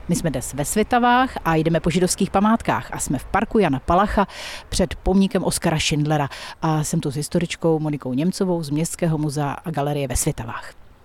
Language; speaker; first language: Czech; native; Czech